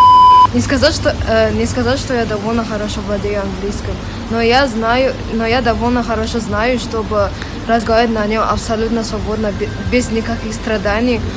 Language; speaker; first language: Russian; non-native, local second language; English